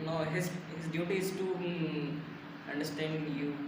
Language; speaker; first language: English; non-native, learner; Hindi